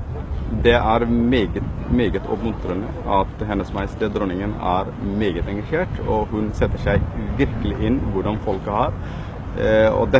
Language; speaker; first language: Norwegian; non-native, fluent; Somali